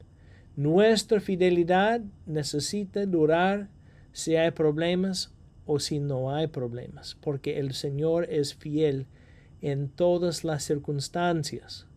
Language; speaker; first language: Spanish; non-native, fluent; English